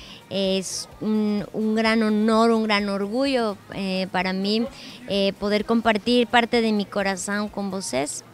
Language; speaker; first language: Portuguese; non-native, learner; Spanish